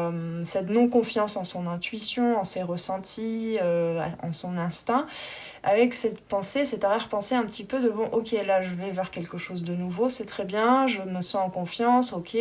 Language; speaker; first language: French; native; French